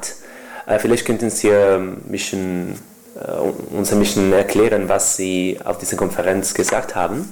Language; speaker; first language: German; non-native, fluent; Spanish